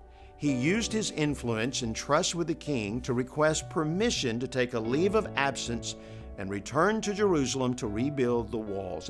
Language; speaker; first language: English; native; English